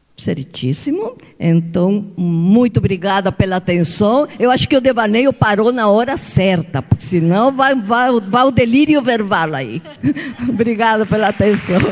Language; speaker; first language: Portuguese; non-native, fluent; Spanish